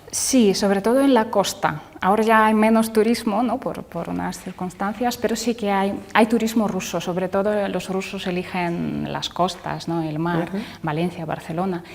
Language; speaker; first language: Spanish; non-native, fluent; Russian